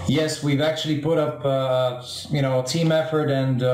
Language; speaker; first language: English; non-native, fluent; Bulgarian